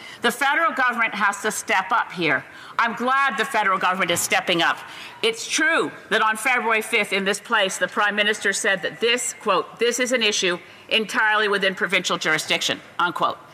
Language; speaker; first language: English; native; English